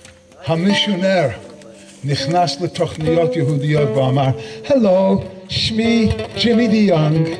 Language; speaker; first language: Hebrew; non-native, fluent; English